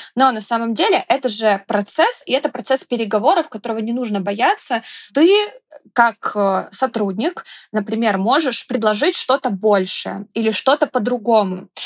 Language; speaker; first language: Russian; native; Russian